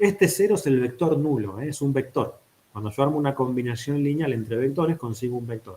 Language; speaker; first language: Spanish; native; Spanish